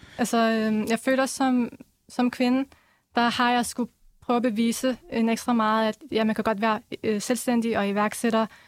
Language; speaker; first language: Danish; early bilingual, other home language; Arabic